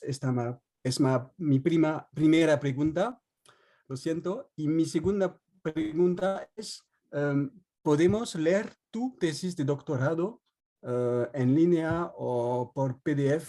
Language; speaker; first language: Spanish; non-native, learner; French